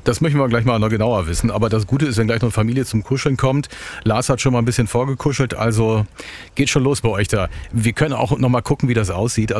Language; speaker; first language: German; native; German